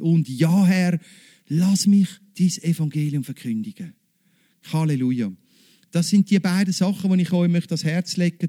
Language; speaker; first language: German; native; German